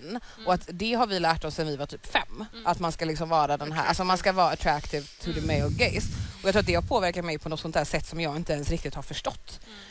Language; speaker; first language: Swedish; native; Swedish